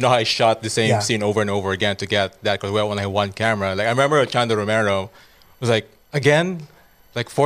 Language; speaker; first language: English; non-native, local second language; Cebuano